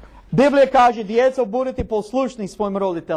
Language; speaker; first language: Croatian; non-native, learner; English